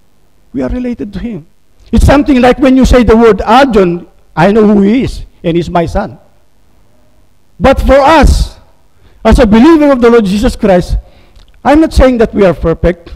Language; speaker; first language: English; non-native, local second language; Filipino